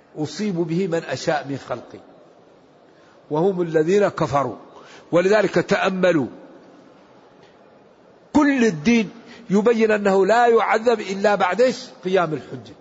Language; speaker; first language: Arabic; native; Arabic